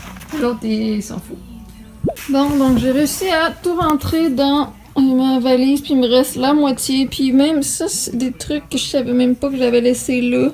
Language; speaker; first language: French; native; French